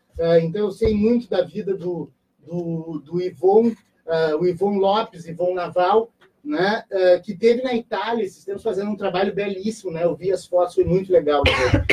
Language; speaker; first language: Portuguese; native; Portuguese